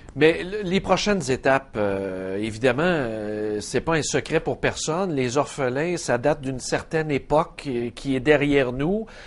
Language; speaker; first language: French; native; French